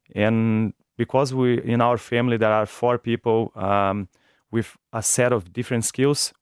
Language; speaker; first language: English; non-native, fluent; Portuguese